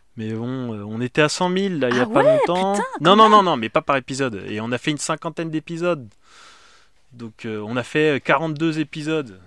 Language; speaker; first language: French; native; French